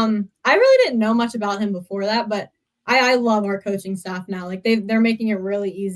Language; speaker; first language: English; native; English